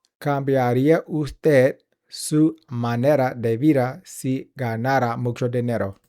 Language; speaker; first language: Spanish; non-native, learner; English